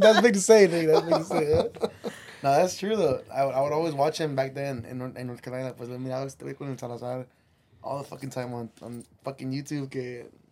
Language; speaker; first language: English; early bilingual, other home language; Spanish